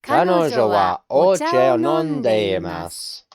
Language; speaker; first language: Japanese; non-native, learner; English